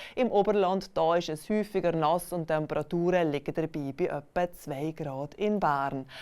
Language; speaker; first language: German; native; German